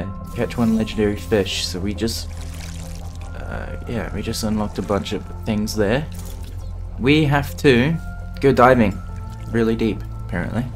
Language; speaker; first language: English; native; English